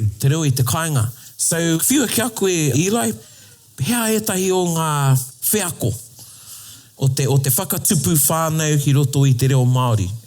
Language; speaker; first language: Māori; non-native, local second language; English